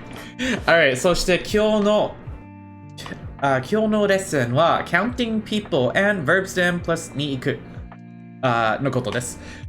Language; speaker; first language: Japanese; non-native, learner; English